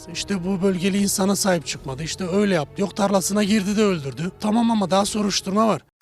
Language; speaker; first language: Turkish; native; Turkish